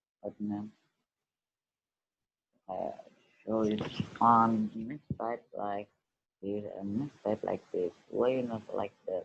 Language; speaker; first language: English; non-native, learner; Indonesian